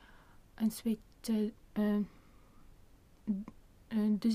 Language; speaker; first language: French; non-native, learner; Swedish